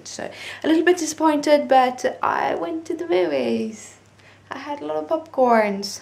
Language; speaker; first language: English; non-native, fluent; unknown